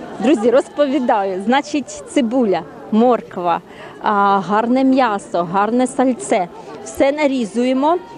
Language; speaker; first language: Ukrainian; native; Ukrainian